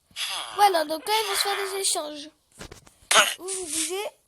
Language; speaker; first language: French; native; French